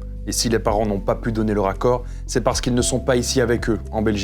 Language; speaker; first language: French; native; French